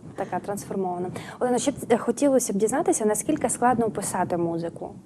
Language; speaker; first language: Ukrainian; native; Ukrainian